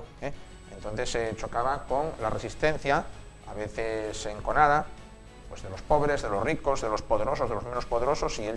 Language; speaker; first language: Spanish; native; Spanish